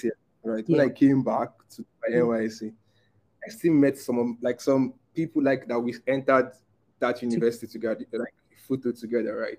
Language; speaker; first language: English; non-native, local second language; Igbo